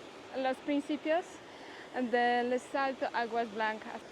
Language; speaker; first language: Spanish; non-native, learner; Polish